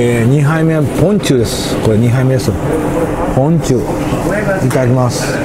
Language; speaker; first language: Japanese; native; Japanese